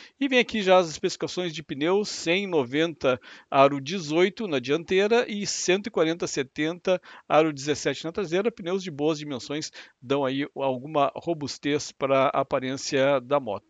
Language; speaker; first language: Portuguese; native; Portuguese